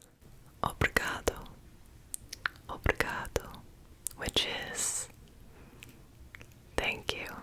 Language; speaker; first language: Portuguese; non-native, learner; English